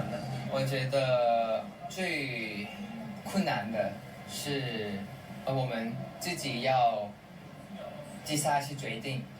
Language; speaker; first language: Chinese; non-native, learner; Thai